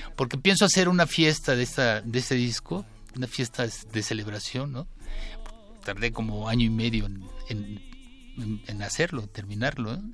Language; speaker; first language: Spanish; native; Spanish